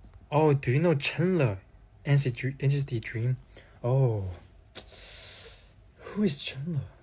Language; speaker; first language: English; non-native, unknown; Chinese